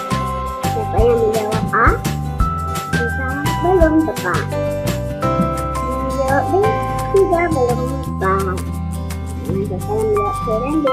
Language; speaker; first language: Indonesian; native; Indonesian